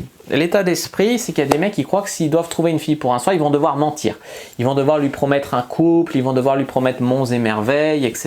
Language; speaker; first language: French; native; French